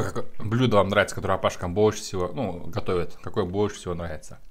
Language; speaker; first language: Russian; native; Russian